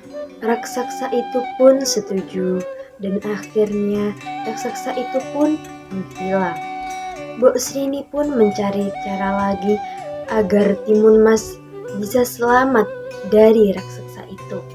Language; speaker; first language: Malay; non-native, local second language; Javanese